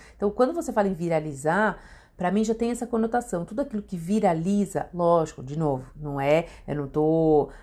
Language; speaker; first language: Portuguese; native; Portuguese